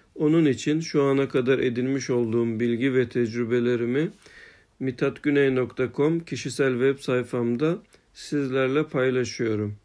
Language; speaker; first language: Turkish; early bilingual, heritage; Turkish